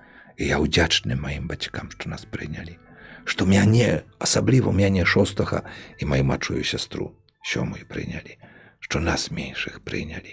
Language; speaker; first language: Polish; non-native, local second language; Belarusian